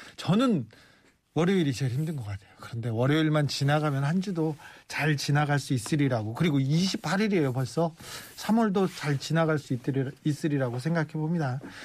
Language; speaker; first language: Korean; native; Korean